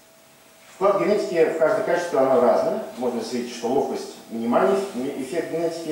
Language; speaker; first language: Russian; native; Russian